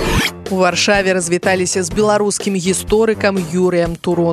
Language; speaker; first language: Belarusian; native; Belarusian